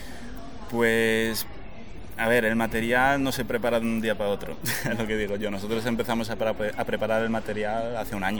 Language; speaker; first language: Spanish; native; Spanish